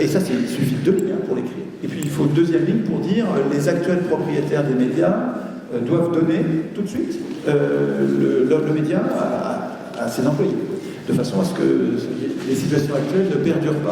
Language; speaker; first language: French; native; French